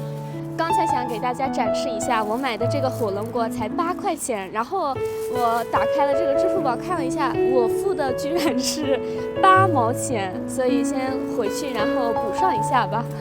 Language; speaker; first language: Chinese; non-native, fluent; Persian